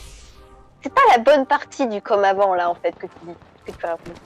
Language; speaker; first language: French; native; French